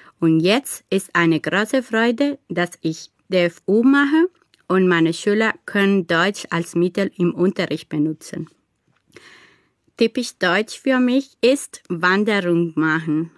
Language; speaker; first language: German; non-native, fluent; Spanish